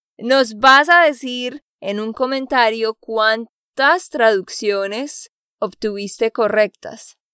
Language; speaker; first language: Spanish; native; Spanish